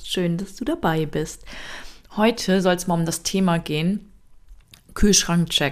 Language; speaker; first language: German; native; German